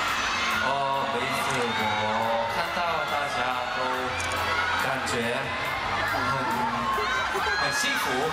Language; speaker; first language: Chinese; non-native, learner; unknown